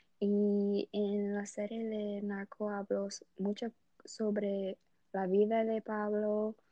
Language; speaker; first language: Spanish; non-native, learner; English